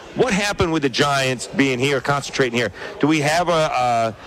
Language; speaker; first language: English; native; English